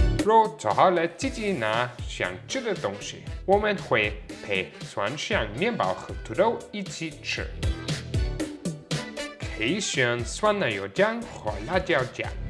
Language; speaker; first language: Chinese; non-native, fluent; German